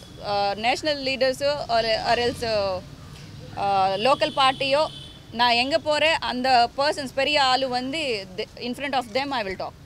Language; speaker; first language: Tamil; non-native, learner; Telugu